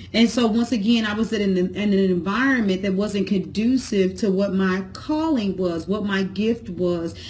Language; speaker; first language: English; native; English